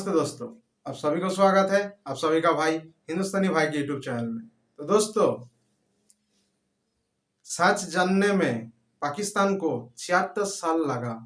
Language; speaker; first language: Hindi; non-native, local second language; Bangla